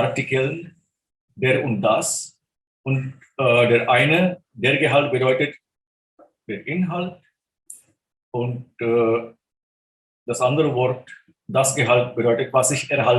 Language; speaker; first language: German; non-native, fluent; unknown